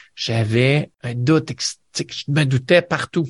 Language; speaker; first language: French; native; French